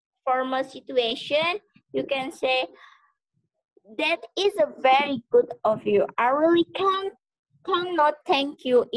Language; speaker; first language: English; non-native, learner; Indonesian